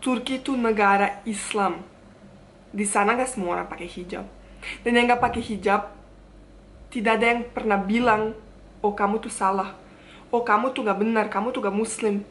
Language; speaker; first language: Indonesian; non-native, fluent; Bosnian